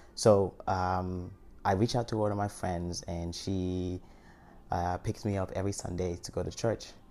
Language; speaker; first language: English; early bilingual, other home language; Haitian Creole